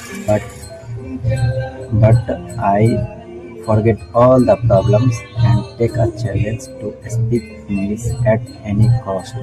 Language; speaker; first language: English; non-native, learner; Hindi